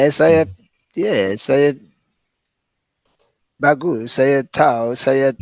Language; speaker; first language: Indonesian; non-native, fluent; English